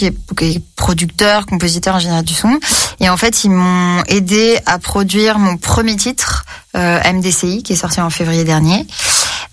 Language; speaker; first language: French; native; French